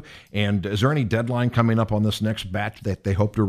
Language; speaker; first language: English; native; English